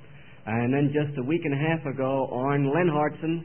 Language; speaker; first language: English; native; English